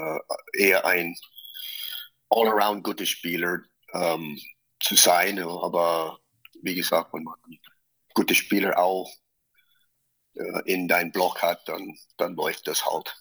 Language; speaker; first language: German; non-native, fluent; English